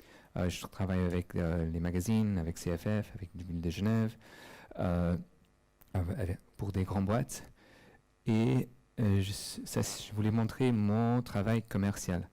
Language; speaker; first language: French; non-native, fluent; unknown